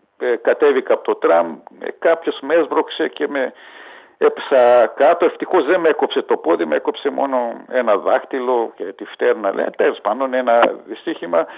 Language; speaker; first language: Greek; early bilingual, heritage; Greek